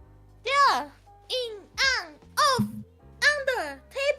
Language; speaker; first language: English; non-native, learner; Min Nan Chinese